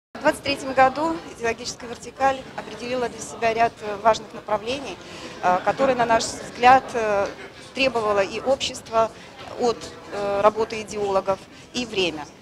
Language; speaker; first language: Russian; native; Russian